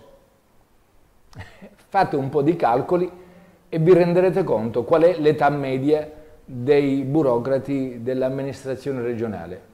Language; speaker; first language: Italian; native; Italian